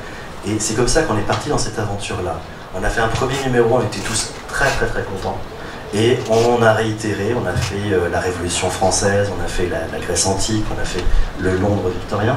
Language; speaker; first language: French; native; French